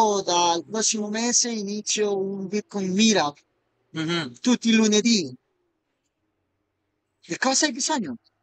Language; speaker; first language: Italian; non-native, fluent; Spanish